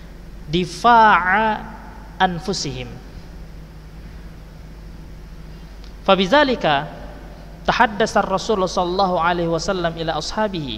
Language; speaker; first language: Arabic; non-native, fluent; Indonesian